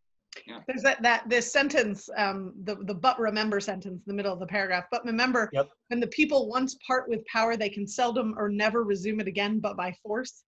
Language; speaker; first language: English; native; English